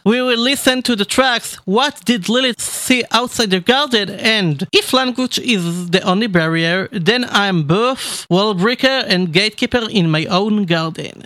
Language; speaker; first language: English; non-native, learner; Hebrew